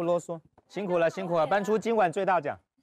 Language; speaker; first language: Chinese; native; Chinese